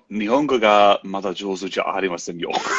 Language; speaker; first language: Japanese; non-native, learner; English